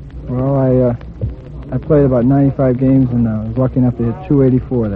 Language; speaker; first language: English; native; English